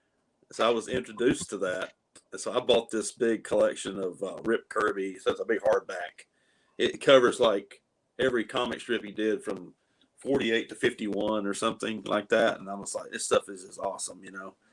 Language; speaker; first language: English; native; English